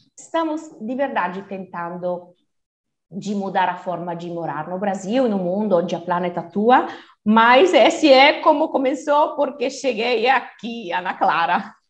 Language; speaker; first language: Portuguese; non-native, fluent; Italian